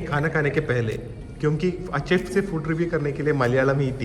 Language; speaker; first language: Hindi; non-native, local second language; Malayalam